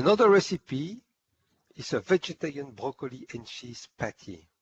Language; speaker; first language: English; non-native, fluent; French